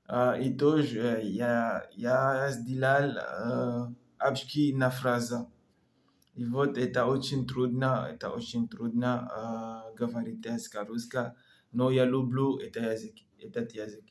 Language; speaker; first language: Russian; non-native, learner; French